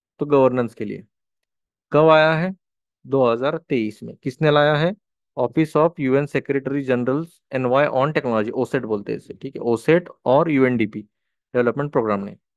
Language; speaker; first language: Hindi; non-native, local second language; Marathi